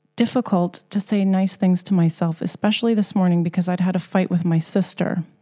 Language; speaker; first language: English; native; English